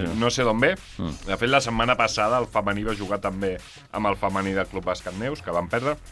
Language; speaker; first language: Catalan; native; Catalan